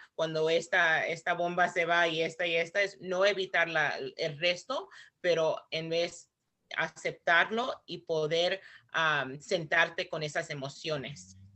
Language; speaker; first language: Spanish; early bilingual, heritage; Spanish